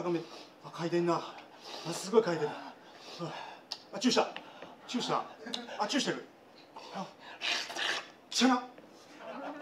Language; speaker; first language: Japanese; native; Japanese